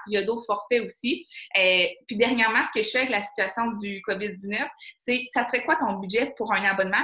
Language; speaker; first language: French; native; French